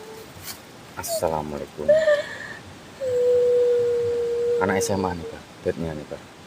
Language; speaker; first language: Indonesian; native; Indonesian